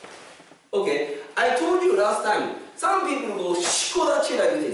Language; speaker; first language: English; non-native, fluent; Japanese